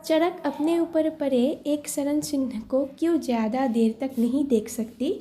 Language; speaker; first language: Hindi; non-native, local second language; Assamese